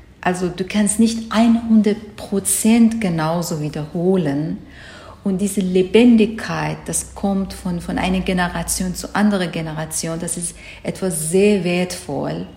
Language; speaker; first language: German; non-native, learner; Persian